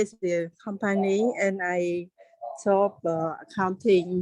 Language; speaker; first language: English; non-native, learner; Khmer